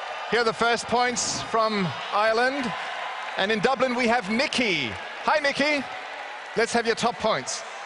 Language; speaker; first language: English; non-native, fluent; Danish